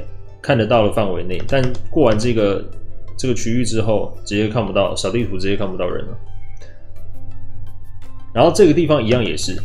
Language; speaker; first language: Chinese; native; Chinese